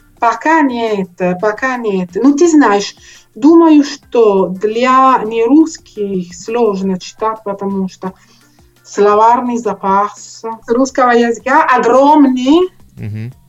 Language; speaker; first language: Russian; non-native, learner; Italian